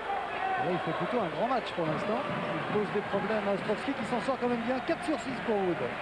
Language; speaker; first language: French; native; French